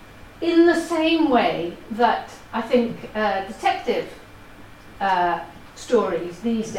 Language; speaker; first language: English; non-native, local second language; Welsh